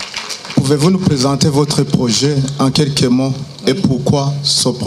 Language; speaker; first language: French; non-native, local second language; Rundi